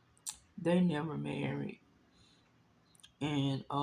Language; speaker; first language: English; native; English